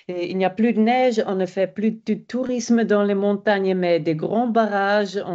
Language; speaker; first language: French; non-native, fluent; German